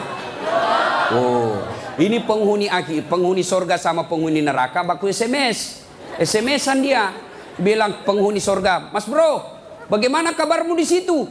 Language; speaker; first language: Indonesian; native; Indonesian